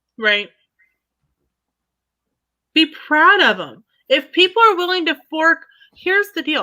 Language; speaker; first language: English; native; English